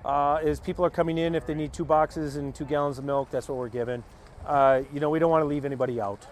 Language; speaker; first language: English; native; English